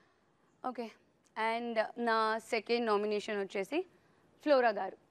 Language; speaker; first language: Telugu; native; Telugu